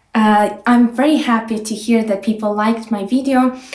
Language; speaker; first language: English; non-native, fluent; Ukrainian